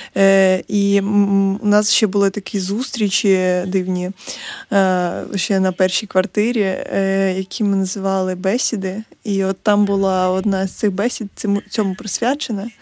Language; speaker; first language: Ukrainian; native; Ukrainian